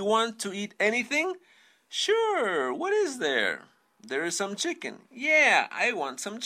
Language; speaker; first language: English; non-native, fluent; Spanish